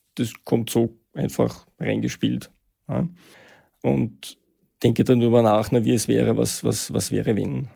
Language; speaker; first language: German; native; German